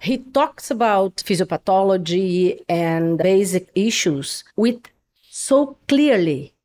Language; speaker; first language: English; non-native, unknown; Portuguese